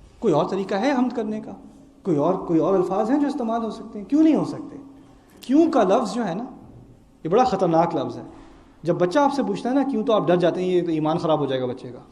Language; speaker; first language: Urdu; early bilingual, heritage; Urdu